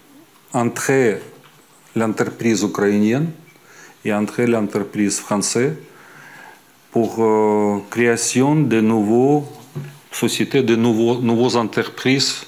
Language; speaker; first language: French; non-native, fluent; Ukrainian